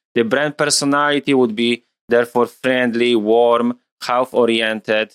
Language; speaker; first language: English; non-native, fluent; Polish